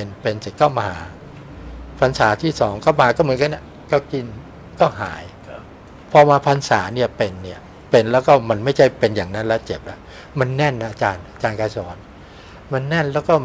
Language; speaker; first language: Thai; native; Thai